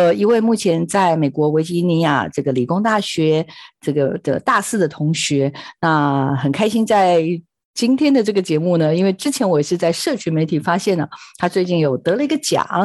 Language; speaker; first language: Chinese; native; Chinese